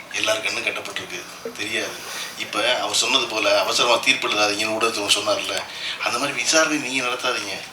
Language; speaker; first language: Tamil; native; Tamil